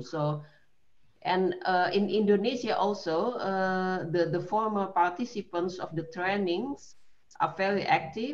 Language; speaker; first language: English; non-native, fluent; Indonesian